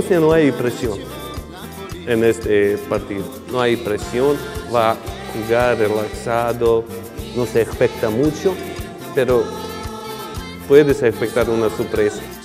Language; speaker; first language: Spanish; non-native, fluent; Serbian